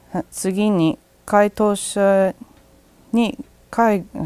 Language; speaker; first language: Japanese; non-native, learner; English